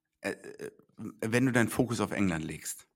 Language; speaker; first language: German; native; German